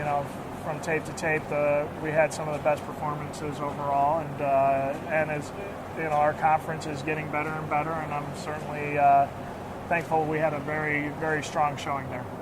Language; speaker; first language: English; native; English